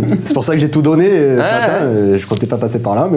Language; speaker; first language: French; native; French